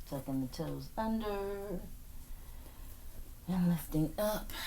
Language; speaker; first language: English; native; English